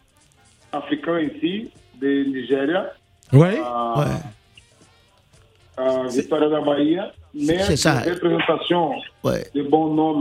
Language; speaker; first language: French; non-native, learner; Portuguese